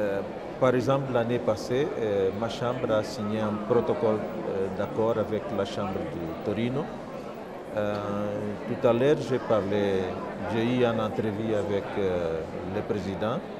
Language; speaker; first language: French; non-native, fluent; Portuguese